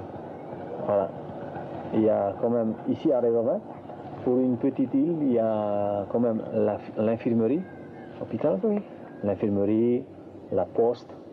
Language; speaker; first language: French; non-native, local second language; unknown